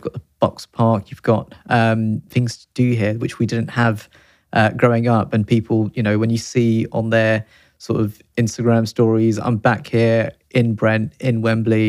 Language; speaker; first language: English; native; English